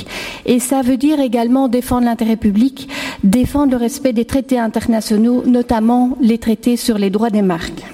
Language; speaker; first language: French; native; French